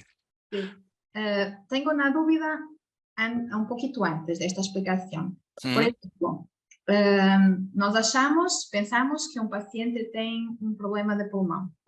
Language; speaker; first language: Portuguese; non-native, learner; Spanish